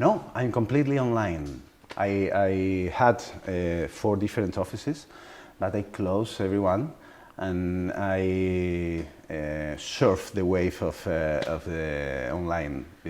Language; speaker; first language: English; non-native, learner; Spanish